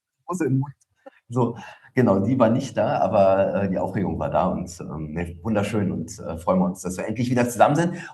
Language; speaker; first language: German; native; German